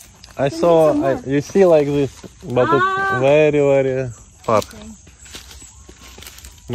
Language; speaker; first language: English; non-native, learner; Russian